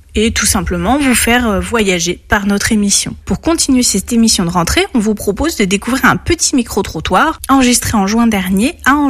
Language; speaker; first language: French; native; French